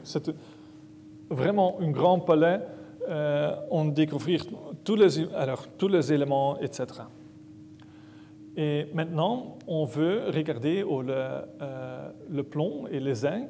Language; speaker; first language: French; non-native, learner; Dutch